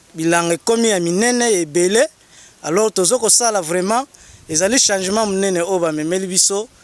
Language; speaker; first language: Lingala; non-native, local second language; Kituba (Democratic Republic of Congo)